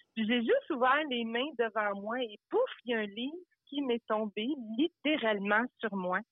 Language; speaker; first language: French; early bilingual, other home language; Italian